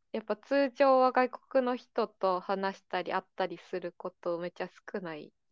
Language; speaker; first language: Japanese; native; Japanese